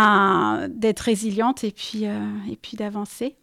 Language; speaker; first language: French; native; French